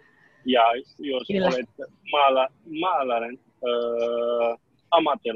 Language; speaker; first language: Finnish; non-native, learner; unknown